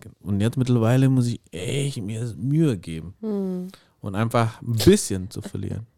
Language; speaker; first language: German; non-native, fluent; Indonesian